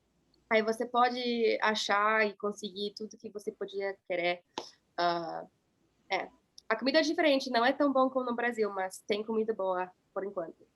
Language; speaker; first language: Portuguese; non-native, fluent; English